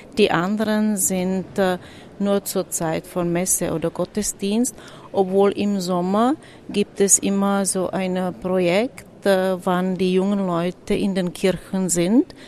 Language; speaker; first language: German; non-native, fluent; Czech